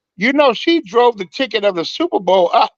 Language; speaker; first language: English; native; English